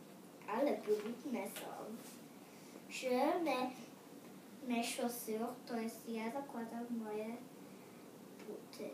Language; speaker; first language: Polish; early bilingual, heritage; Polish